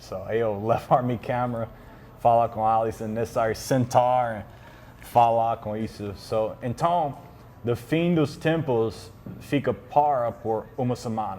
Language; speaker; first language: Portuguese; non-native, learner; English